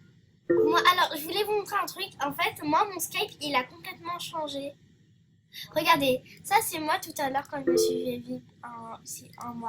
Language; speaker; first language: French; native; French